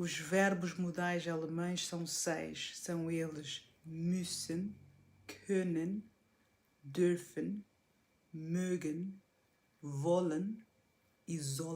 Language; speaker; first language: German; non-native, fluent; Portuguese